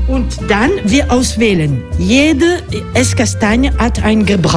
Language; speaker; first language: German; non-native, fluent; French